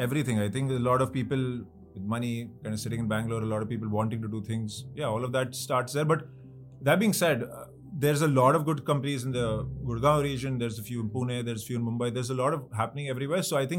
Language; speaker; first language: English; non-native, local second language; Hindi